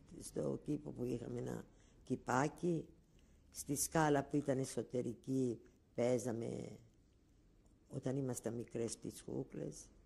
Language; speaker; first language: Greek; non-native, local second language; Ladino